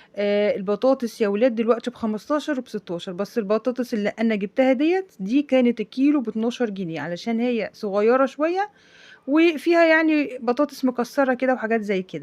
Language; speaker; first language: Arabic; native; Arabic